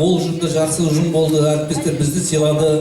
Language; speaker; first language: Kazakh; native; Kazakh